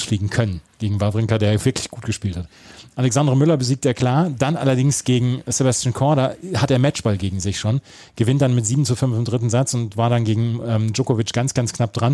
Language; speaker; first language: German; native; German